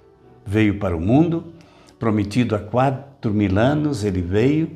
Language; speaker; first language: Portuguese; native; Portuguese